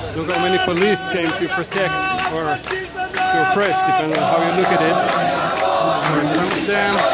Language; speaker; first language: English; non-native, fluent; Hebrew